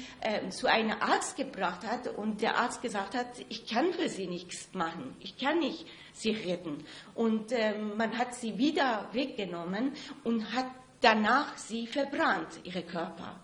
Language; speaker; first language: German; non-native, fluent; Persian